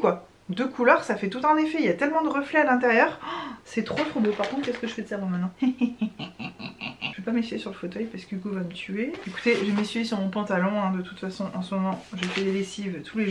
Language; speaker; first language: French; native; French